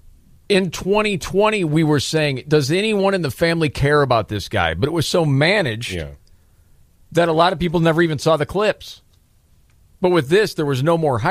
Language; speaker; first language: English; native; English